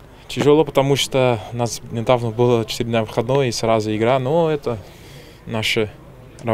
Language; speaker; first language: Russian; non-native, fluent; Portuguese